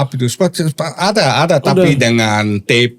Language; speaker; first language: Indonesian; non-native, learner; Dutch